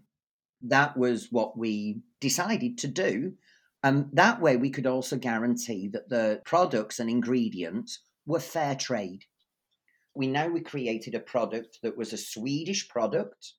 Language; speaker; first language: English; native; English